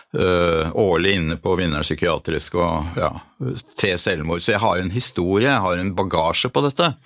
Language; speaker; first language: Norwegian; early bilingual, other home language; Hungarian